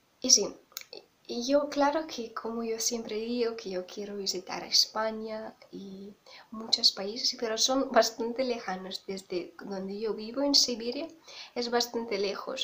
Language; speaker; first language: Spanish; non-native, fluent; Russian